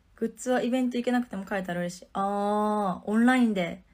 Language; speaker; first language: Japanese; native; Japanese